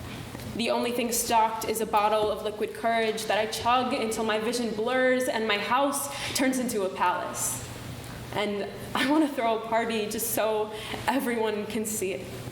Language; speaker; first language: English; native; English